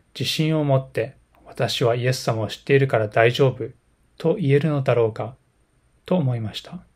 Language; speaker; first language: Japanese; native; Japanese